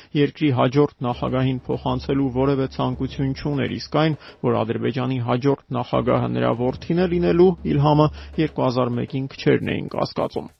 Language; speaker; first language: Armenian; native; Armenian